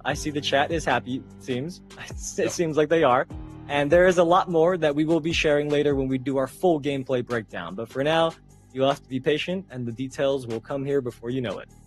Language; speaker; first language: English; native; English